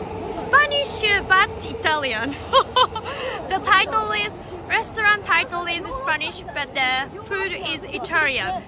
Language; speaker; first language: English; non-native, learner; Japanese